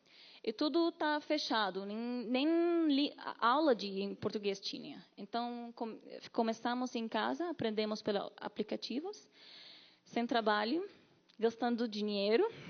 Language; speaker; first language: Portuguese; non-native, learner; Arabic